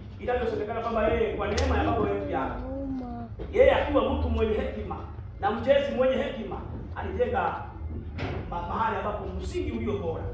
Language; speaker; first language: Swahili; non-native, local second language; Kikuyu